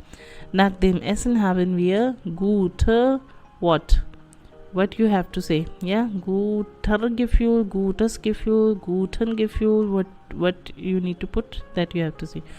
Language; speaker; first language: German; non-native, fluent; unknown